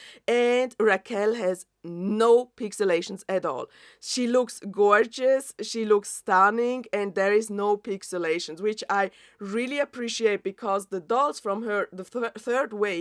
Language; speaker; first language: English; non-native, fluent; German